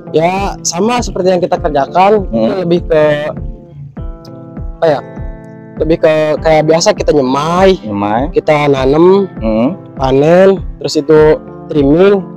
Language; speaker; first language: Indonesian; native; Indonesian